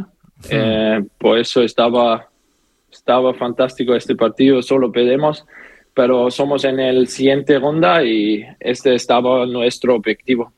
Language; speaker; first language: Spanish; non-native, learner; German